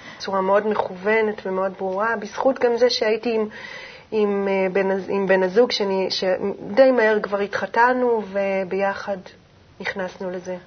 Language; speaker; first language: Hebrew; native; Hebrew